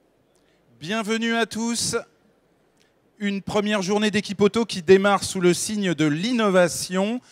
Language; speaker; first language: French; native; French